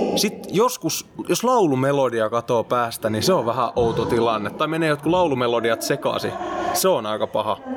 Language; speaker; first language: Finnish; native; Finnish